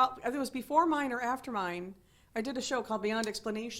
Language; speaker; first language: English; native; English